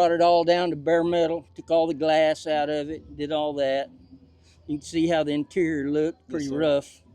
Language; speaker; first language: English; native; English